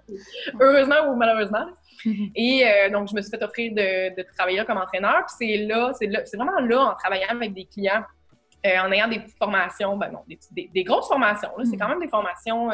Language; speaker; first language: French; native; French